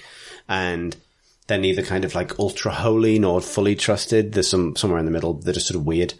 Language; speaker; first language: English; native; English